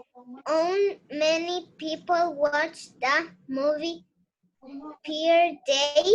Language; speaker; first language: English; non-native, learner; Spanish